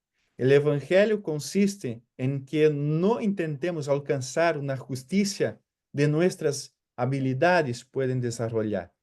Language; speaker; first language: Spanish; non-native, fluent; Portuguese